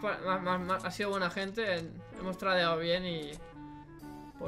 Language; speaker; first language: Spanish; native; Spanish